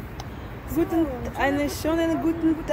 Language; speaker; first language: German; non-native, learner; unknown